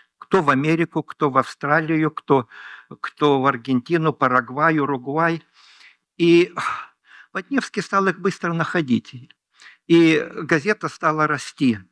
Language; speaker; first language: Russian; native; Russian